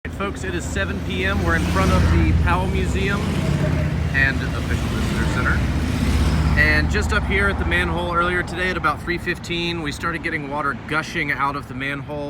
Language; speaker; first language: English; native; English